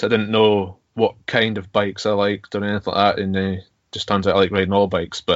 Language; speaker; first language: English; native; English